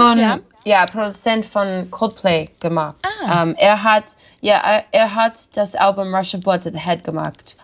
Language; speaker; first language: German; non-native, learner; English